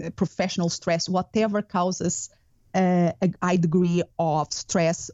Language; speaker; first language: English; non-native, fluent; Portuguese